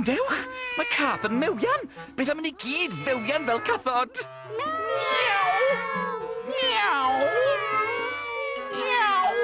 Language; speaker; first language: Welsh; native; Welsh